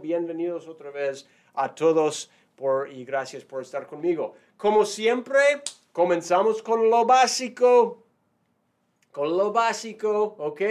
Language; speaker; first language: Spanish; non-native, fluent; English